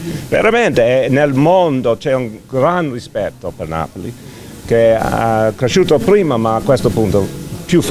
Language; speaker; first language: Italian; non-native, fluent; English